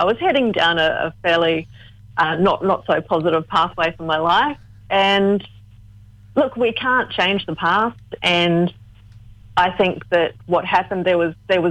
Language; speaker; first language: English; native; English